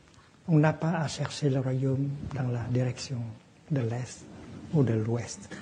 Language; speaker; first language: French; non-native, fluent; Vietnamese